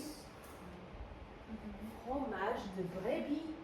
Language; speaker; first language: French; non-native, fluent; Spanish